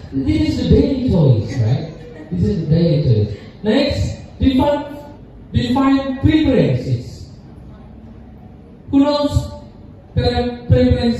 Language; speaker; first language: English; non-native, learner; Indonesian